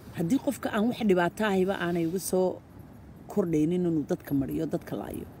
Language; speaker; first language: Somali; native; Somali